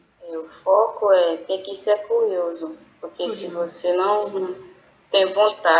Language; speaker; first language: Portuguese; non-native, fluent; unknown